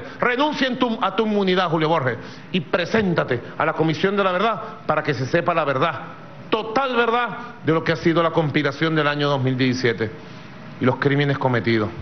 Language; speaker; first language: Spanish; native; Spanish